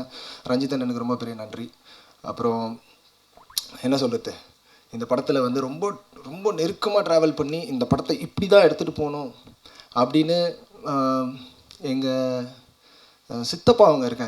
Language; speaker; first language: Tamil; native; Tamil